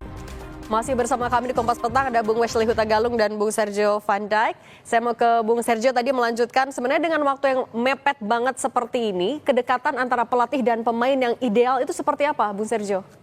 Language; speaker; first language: Indonesian; native; Indonesian